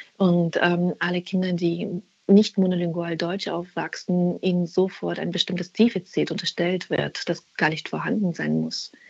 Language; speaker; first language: German; early bilingual, other home language; Russian